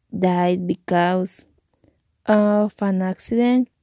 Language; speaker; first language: English; non-native, learner; Spanish